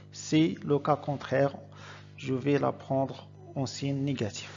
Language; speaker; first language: French; non-native, local second language; Arabic